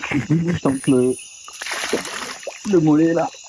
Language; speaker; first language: French; native; French